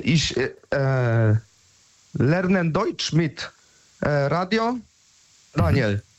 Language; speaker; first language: German; non-native, learner; Polish